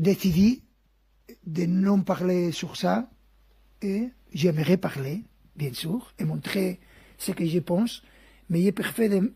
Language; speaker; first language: French; non-native, fluent; Spanish